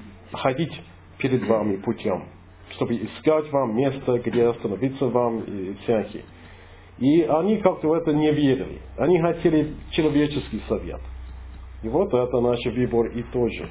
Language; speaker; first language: Russian; non-native, fluent; English